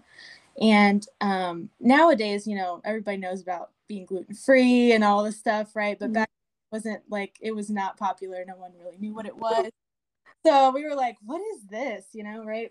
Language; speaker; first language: English; native; English